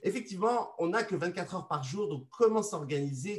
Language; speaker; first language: French; native; French